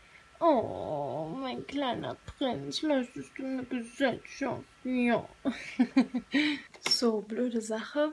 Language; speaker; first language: German; native; German